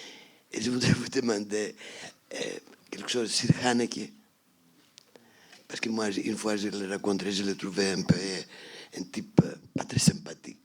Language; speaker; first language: French; non-native, fluent; Greek